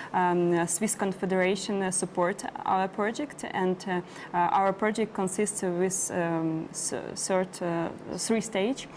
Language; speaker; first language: English; non-native, learner; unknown